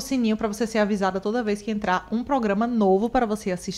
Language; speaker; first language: Portuguese; native; Portuguese